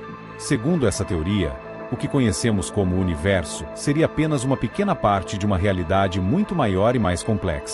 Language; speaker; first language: Portuguese; native; Portuguese